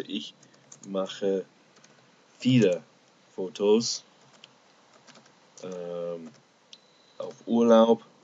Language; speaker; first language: German; non-native, fluent; English